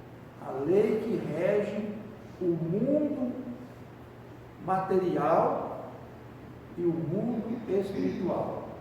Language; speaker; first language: Portuguese; native; Portuguese